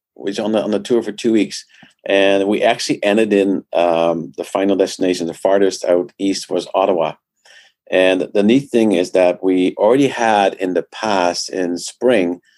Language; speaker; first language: English; non-native, fluent; Dutch